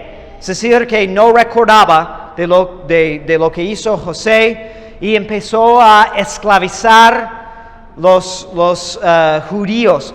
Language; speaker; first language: Spanish; non-native, fluent; English